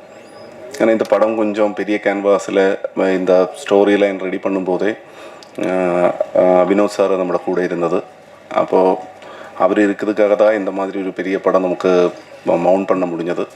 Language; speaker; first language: Tamil; non-native, learner; Malayalam